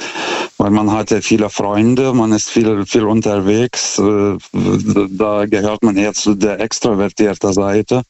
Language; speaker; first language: German; non-native, fluent; Lithuanian